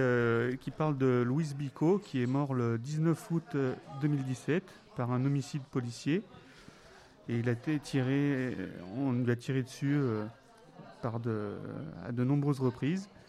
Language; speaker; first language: French; native; French